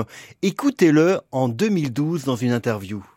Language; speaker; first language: French; native; French